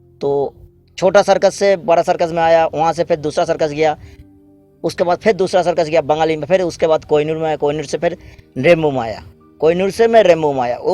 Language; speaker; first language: Hindi; non-native, local second language; Bangla